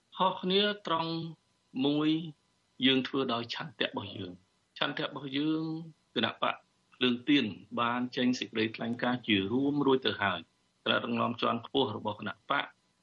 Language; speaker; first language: Khmer; native; Khmer